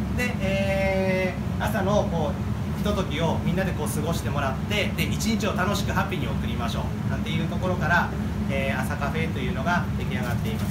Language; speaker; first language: Japanese; native; Japanese